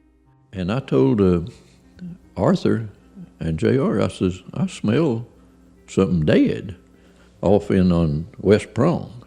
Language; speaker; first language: English; native; English